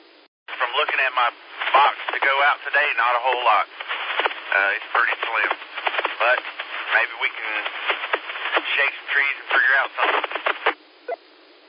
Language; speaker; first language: English; native; English